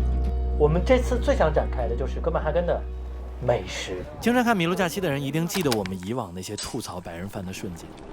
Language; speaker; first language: Chinese; native; Chinese